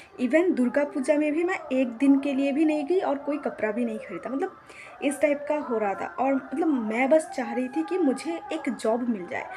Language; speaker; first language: Hindi; non-native, local second language; Bangla